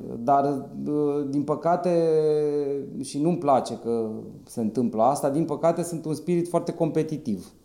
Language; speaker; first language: Romanian; native; Romanian